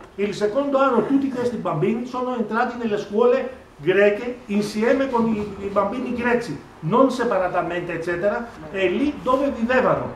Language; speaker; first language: Italian; non-native, fluent; Greek